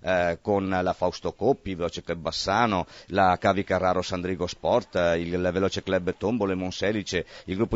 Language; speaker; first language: Italian; native; Italian